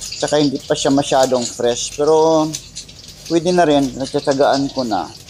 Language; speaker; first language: Filipino; non-native, local second language; Cebuano